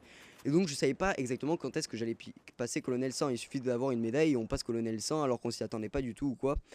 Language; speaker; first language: French; native; French